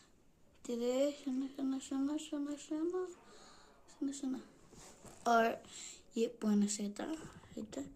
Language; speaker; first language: Icelandic; non-native, learner; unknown